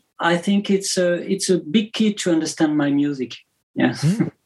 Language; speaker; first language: English; non-native, learner; French